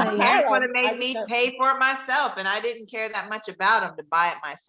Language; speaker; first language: English; native; English